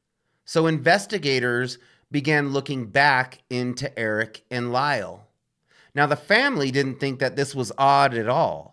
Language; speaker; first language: English; native; English